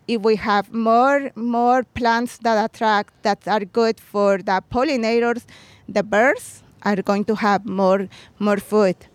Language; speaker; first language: English; non-native, fluent; Spanish